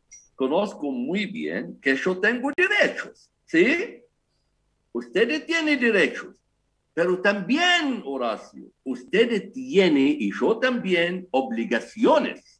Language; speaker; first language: Spanish; non-native, fluent; Arabic